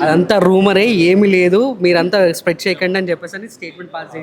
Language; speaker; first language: Telugu; native; Telugu